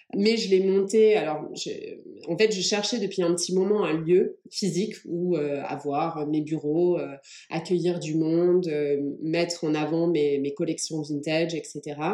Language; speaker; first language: French; early bilingual, other home language; English